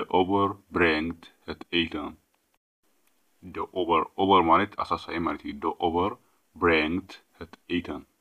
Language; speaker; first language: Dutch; non-native, fluent; Tigrinya